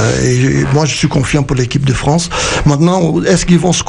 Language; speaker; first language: French; non-native, fluent; Portuguese